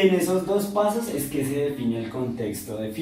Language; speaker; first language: Spanish; native; Spanish